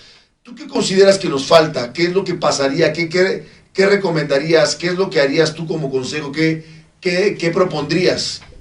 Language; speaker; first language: Spanish; native; Spanish